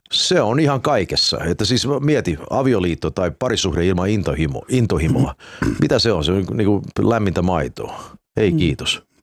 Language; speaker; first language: Finnish; early bilingual, heritage; Finnish